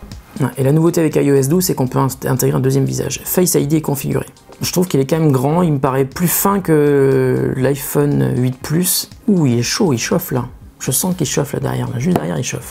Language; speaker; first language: French; native; French